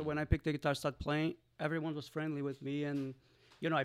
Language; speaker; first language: English; non-native, fluent; Portuguese